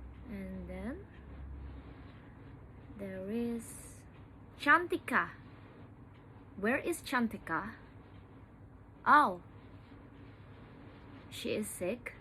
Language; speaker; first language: English; non-native, learner; Indonesian